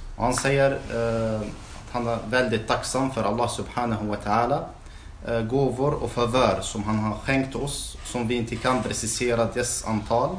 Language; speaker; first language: Swedish; non-native, fluent; Arabic